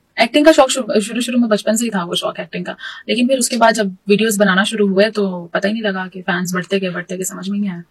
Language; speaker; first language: Urdu; native; Urdu